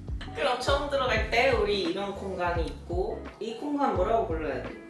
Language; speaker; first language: Korean; non-native, fluent; English